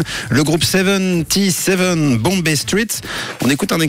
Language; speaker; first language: French; native; French